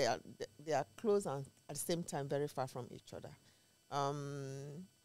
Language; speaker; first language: English; non-native, local second language; Esan